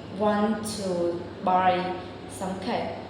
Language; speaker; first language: English; non-native, learner; Vietnamese